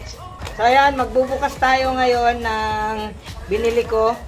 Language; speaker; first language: Filipino; native; Filipino